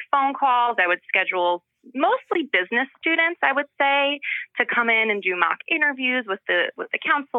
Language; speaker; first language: English; native; English